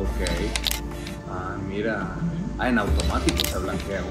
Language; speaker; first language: Spanish; native; Spanish